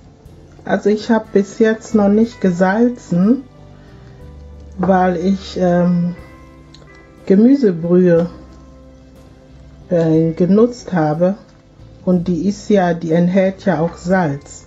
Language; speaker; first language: German; non-native, fluent; Akan